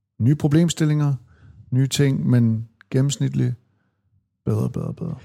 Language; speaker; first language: Danish; native; Danish